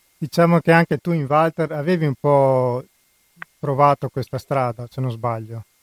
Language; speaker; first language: Italian; native; Italian